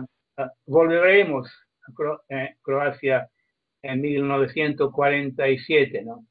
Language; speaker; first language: Spanish; non-native, fluent; Croatian